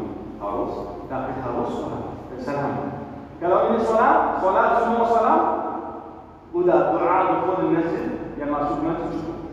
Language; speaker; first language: Indonesian; non-native, learner; Arabic